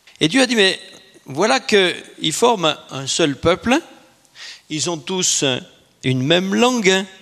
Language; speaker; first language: French; native; French